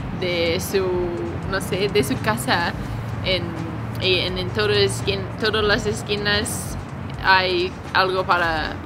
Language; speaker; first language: Spanish; non-native, learner; English